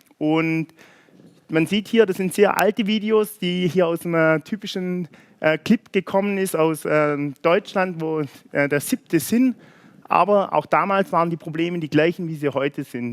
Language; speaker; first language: German; native; German